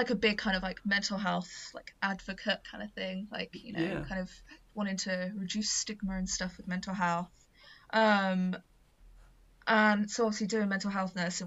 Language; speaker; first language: English; native; English